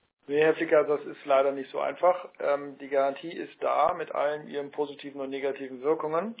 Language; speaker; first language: German; native; German